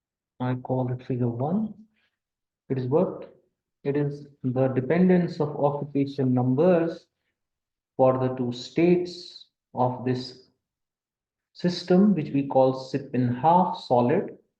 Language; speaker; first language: English; non-native, local second language; Kashmiri